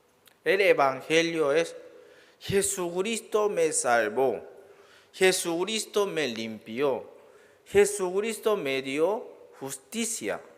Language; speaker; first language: Spanish; non-native, learner; Korean